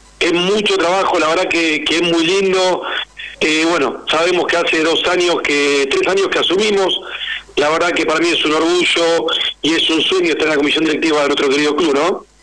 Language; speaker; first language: Spanish; native; Spanish